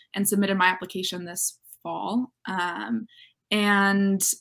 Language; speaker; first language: English; native; English